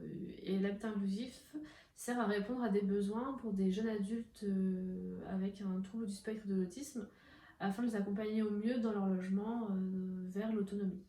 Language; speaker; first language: French; native; French